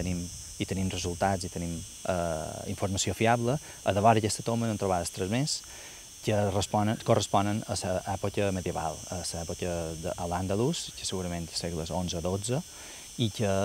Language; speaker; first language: Catalan; native; Catalan